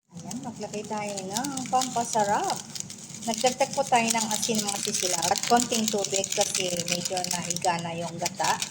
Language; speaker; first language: Filipino; non-native, local second language; Iloko